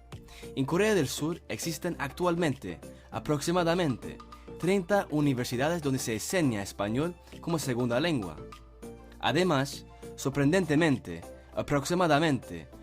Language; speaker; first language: Spanish; non-native, fluent; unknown